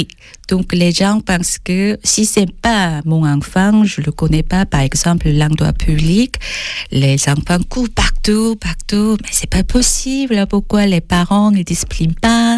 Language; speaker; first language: French; non-native, fluent; Korean